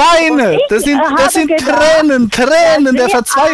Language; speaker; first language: German; native; German